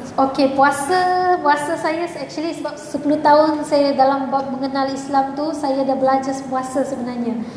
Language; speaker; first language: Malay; native; Malay